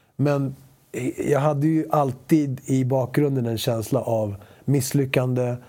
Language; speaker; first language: Swedish; early bilingual, other home language; Spanish